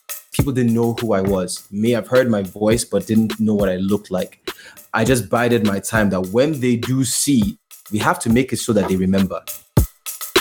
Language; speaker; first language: English; non-native, local second language; Yoruba